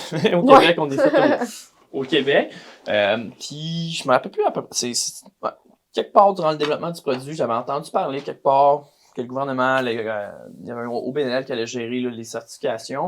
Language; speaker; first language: French; native; French